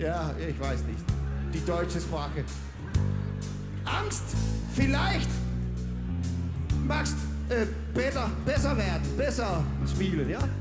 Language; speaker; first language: German; non-native, learner; Danish